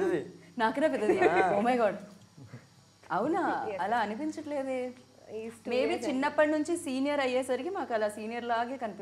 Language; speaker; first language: Telugu; native; Telugu